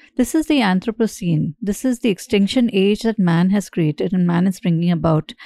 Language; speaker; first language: English; non-native, local second language; Hindi